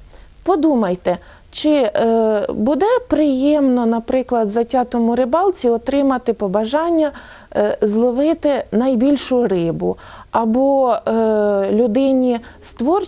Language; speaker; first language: Ukrainian; native; Ukrainian